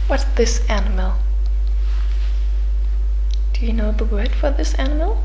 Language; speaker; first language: English; non-native, fluent; German